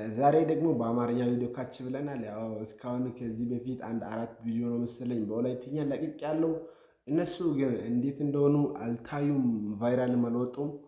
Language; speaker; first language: Amharic; non-native, local second language; Wolaytta